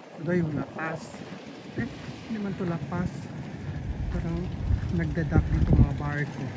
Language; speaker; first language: Filipino; non-native, local second language; Chavacano